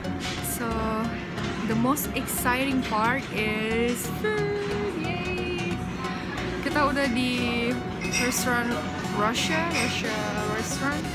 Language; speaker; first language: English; non-native, fluent; Indonesian